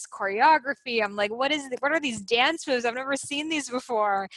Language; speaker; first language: English; early bilingual, other home language; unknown